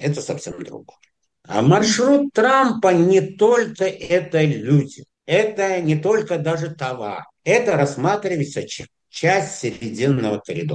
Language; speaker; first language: Russian; non-native, fluent; Azerbaijani